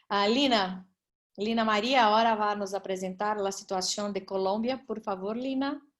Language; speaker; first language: Spanish; non-native, learner; Portuguese